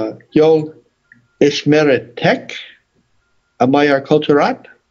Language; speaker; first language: Hungarian; non-native, learner; English